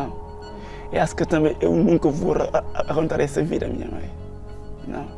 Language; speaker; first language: Portuguese; non-native, learner; Wolof